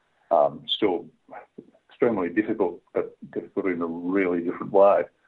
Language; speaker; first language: English; native; English